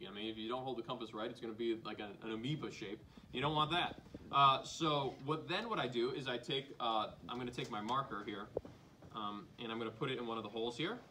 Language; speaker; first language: English; native; English